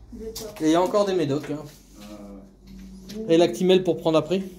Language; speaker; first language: French; native; French